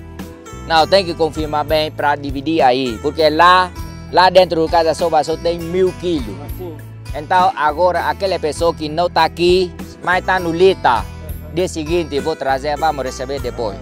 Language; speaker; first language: Portuguese; non-native, learner; Vietnamese